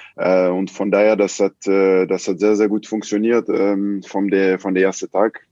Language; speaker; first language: German; non-native, fluent; French